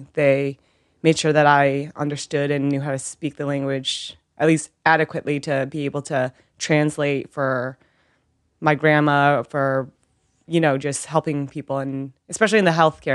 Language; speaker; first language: English; early bilingual, other home language; Vietnamese